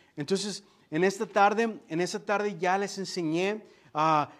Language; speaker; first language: Spanish; native; Spanish